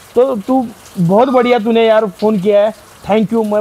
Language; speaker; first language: Hindi; non-native, local second language; Marathi